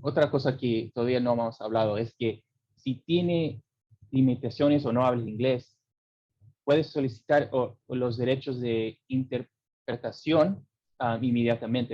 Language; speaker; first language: Spanish; early bilingual, heritage; English